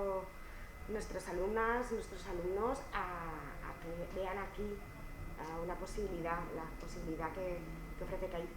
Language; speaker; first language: Spanish; native; Spanish